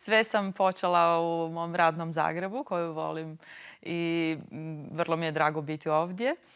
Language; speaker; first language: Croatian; non-native, local second language; Albanian